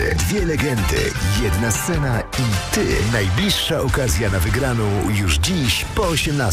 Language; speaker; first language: Polish; native; Polish